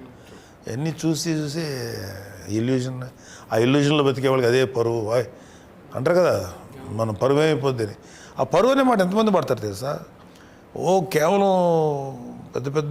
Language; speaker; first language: Telugu; native; Telugu